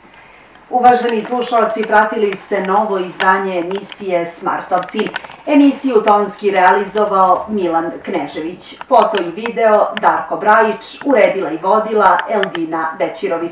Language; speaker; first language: Croatian; native; Croatian